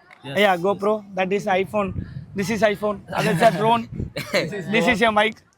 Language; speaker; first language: English; non-native, local second language; Tamil